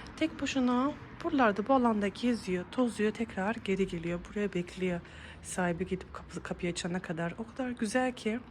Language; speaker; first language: Turkish; early bilingual, heritage; Turkish